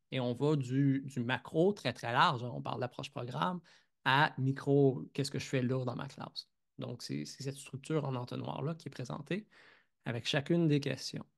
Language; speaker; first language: French; native; French